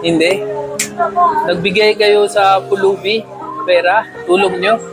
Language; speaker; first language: Filipino; non-native, learner; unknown